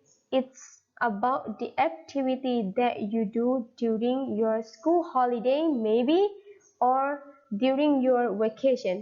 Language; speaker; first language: English; non-native, fluent; Thai